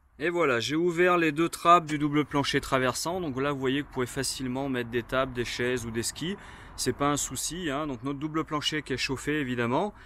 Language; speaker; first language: French; native; French